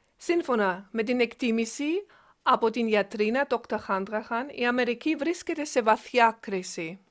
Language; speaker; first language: Greek; non-native, learner; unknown